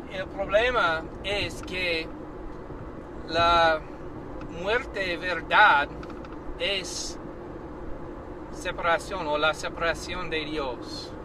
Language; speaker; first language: Spanish; non-native, learner; English